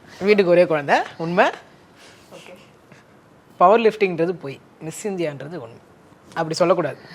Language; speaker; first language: Tamil; native; Tamil